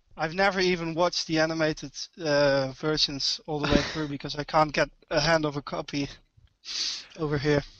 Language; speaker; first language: English; non-native, fluent; Dutch